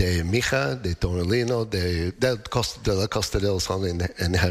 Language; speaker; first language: Spanish; non-native, learner; English